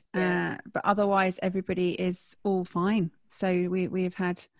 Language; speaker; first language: English; native; English